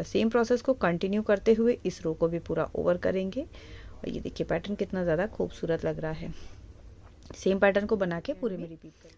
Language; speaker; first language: Hindi; native; Hindi